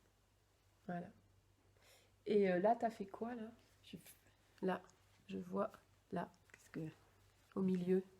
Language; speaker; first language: French; native; French